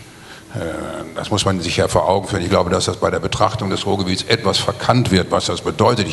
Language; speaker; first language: German; native; German